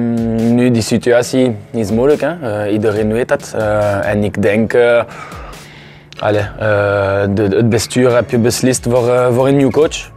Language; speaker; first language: Dutch; non-native, learner; French